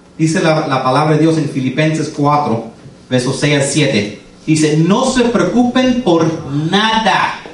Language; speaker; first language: Spanish; early bilingual, heritage; Spanish